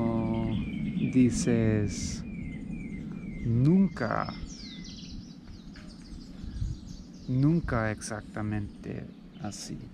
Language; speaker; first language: Spanish; non-native, learner; English